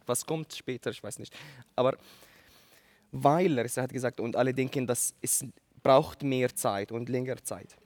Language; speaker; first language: German; non-native, learner; Arabic